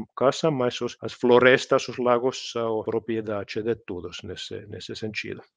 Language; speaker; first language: Portuguese; non-native, fluent; Finnish